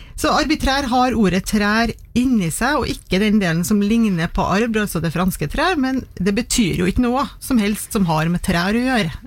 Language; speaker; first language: Norwegian; native; Norwegian